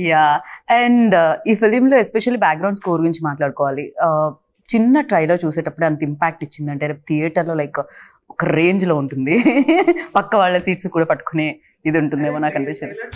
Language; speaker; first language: Telugu; native; Telugu